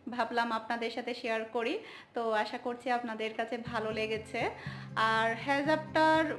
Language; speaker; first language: Bangla; non-native, local second language; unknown